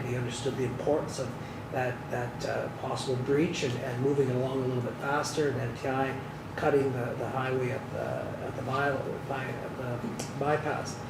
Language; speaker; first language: English; native; English